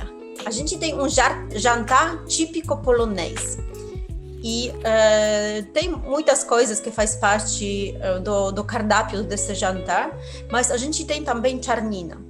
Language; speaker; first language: Portuguese; non-native, fluent; Polish